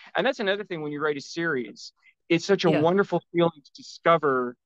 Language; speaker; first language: English; native; English